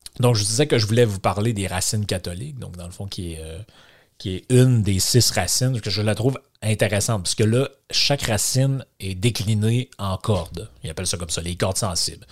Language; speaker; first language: French; native; French